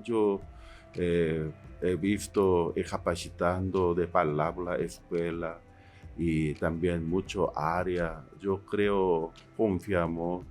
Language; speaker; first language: Spanish; non-native, learner; Korean